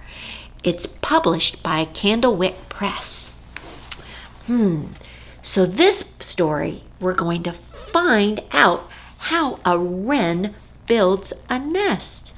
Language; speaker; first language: English; native; English